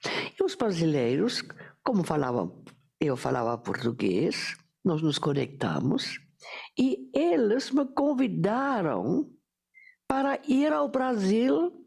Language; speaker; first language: Portuguese; non-native, fluent; German